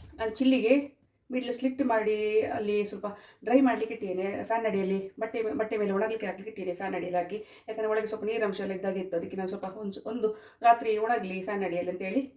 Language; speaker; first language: Kannada; non-native, local second language; Konkani